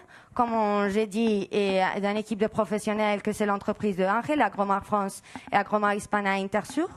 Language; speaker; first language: French; non-native, fluent; Spanish